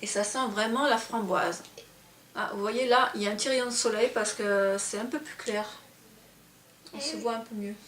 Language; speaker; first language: French; native; French